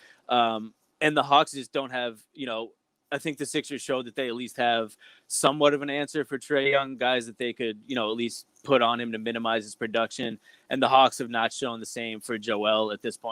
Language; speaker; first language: English; native; English